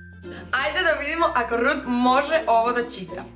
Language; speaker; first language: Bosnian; non-native, learner; Spanish